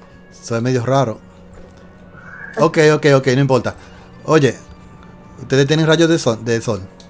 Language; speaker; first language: Spanish; early bilingual, heritage; Spanish